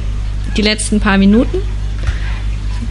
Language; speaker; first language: German; native; German